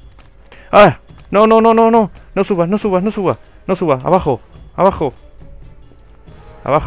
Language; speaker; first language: Spanish; native; Spanish